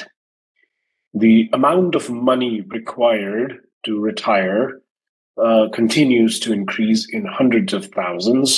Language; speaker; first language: English; non-native, local second language; Hindi